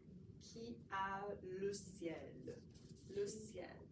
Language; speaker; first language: French; non-native, fluent; English